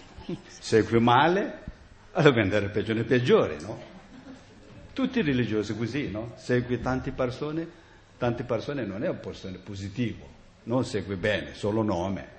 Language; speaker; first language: Italian; non-native, learner; Tibetan